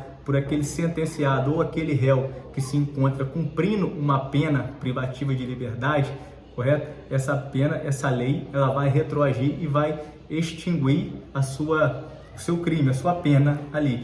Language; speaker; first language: Portuguese; native; Portuguese